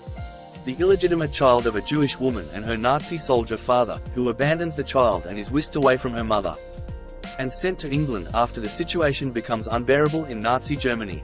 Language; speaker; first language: English; native; English